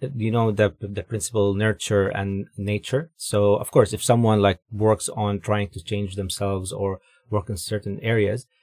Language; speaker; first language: English; non-native, fluent; Arabic